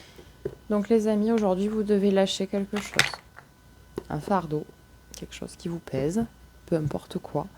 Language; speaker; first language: French; native; French